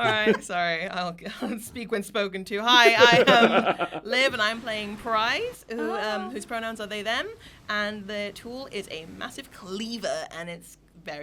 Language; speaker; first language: English; native; English